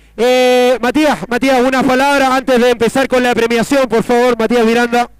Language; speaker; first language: Spanish; native; Spanish